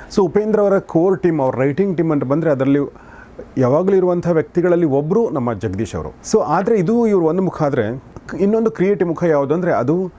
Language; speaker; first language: Kannada; native; Kannada